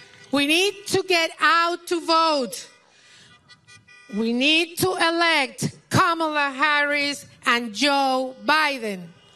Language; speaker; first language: English; non-native, local second language; Spanish